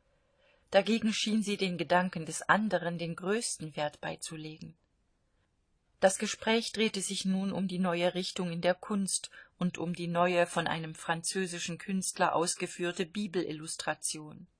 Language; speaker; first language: German; native; German